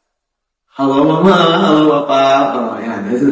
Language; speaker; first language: German; non-native, learner; Indonesian